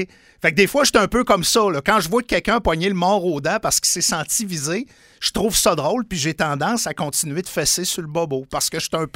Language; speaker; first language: French; native; French